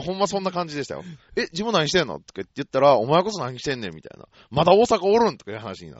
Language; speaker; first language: Japanese; native; Japanese